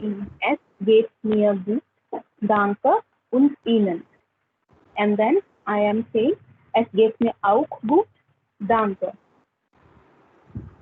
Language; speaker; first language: German; non-native, learner; Hindi